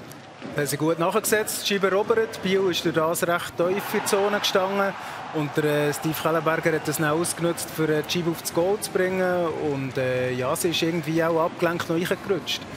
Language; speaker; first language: German; native; German